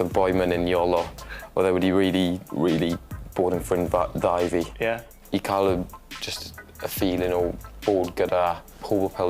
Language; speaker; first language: Welsh; non-native, learner; English